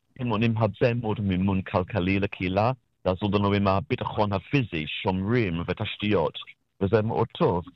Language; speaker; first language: Hebrew; non-native, fluent; English